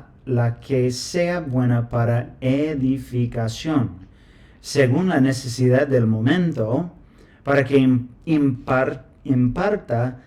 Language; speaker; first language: Spanish; non-native, fluent; English